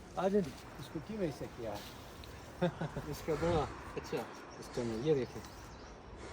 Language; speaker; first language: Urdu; non-native, local second language; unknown